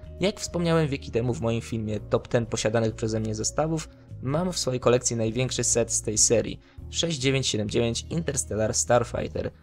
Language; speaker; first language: Polish; native; Polish